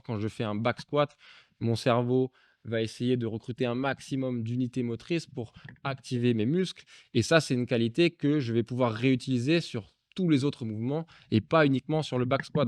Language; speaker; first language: French; native; French